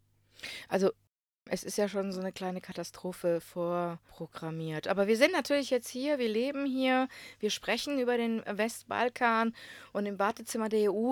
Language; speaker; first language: German; non-native, fluent; Croatian